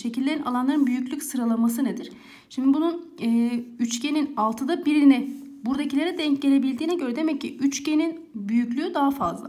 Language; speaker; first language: Turkish; native; Turkish